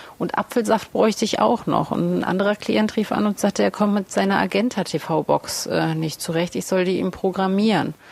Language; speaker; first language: German; early bilingual, other home language; Russian